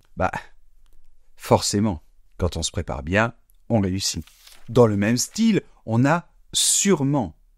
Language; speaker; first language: French; native; French